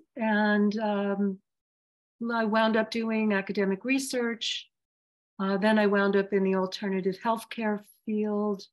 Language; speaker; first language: English; early bilingual, other home language; Yiddish